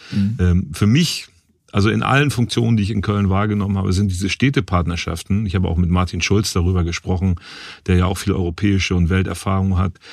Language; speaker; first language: German; native; German